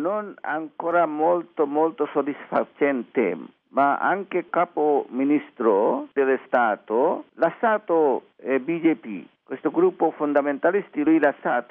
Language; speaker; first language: Italian; non-native, learner; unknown